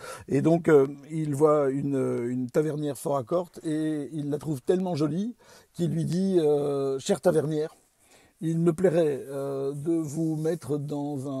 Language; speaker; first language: French; native; French